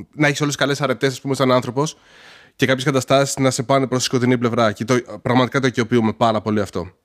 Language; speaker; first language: Greek; early bilingual, heritage; Greek